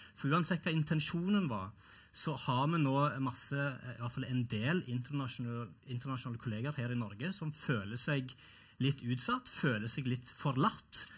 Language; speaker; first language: Norwegian; early bilingual, other home language; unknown